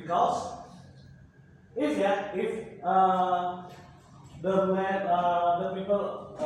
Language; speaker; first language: English; non-native, learner; Indonesian